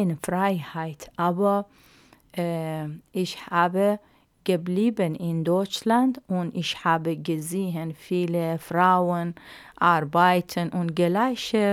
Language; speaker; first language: German; non-native, learner; Arabic